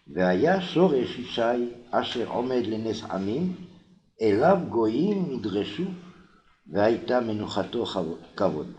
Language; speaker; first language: Hebrew; non-native, fluent; French